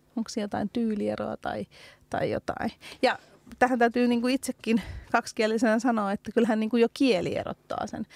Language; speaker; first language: Finnish; early bilingual, other home language; Hungarian